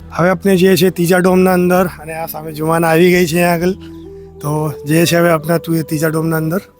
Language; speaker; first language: Gujarati; native; Gujarati